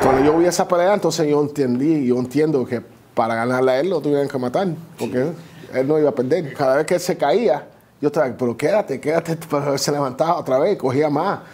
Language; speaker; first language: Spanish; early bilingual, heritage; Spanish